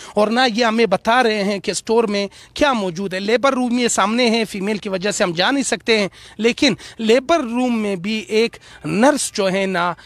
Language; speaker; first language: Urdu; non-native, local second language; Pashto